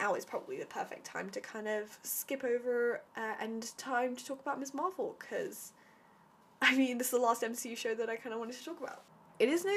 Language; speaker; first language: English; native; English